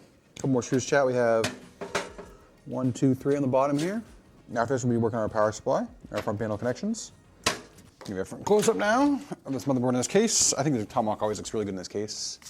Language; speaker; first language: English; native; English